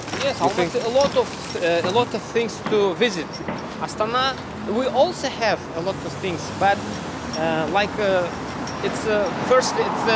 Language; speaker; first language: English; non-native, learner; Kazakh